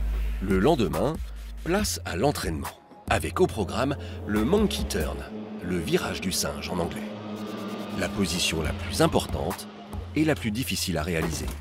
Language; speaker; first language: French; native; French